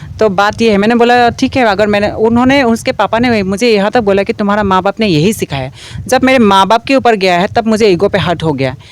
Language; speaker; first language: Hindi; non-native, local second language; Assamese